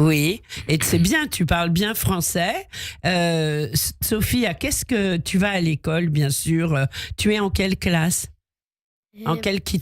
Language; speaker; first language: French; native; French